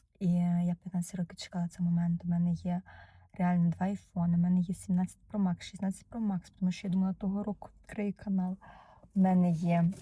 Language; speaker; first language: Ukrainian; non-native, fluent; Russian